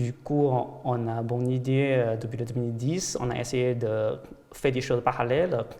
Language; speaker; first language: French; non-native, fluent; Chinese